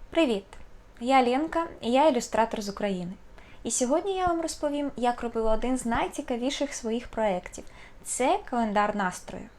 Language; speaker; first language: Ukrainian; non-native, local second language; Russian